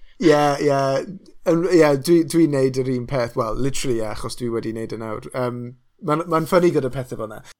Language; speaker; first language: Welsh; non-native, local second language; English